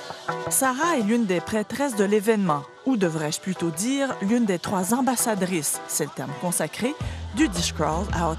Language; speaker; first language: French; native; French